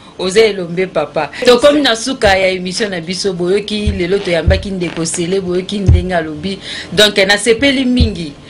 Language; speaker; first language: Lingala; native; Lingala